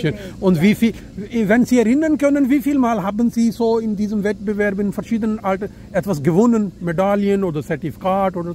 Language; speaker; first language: German; non-native, fluent; Urdu